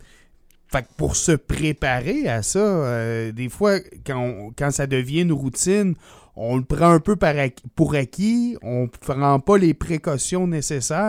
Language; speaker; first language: French; native; French